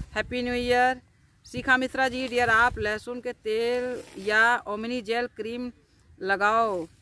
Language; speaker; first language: Hindi; native; Hindi